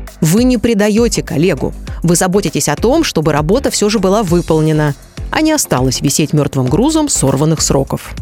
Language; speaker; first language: Russian; native; Russian